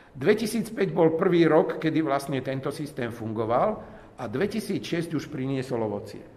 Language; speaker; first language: Slovak; native; Slovak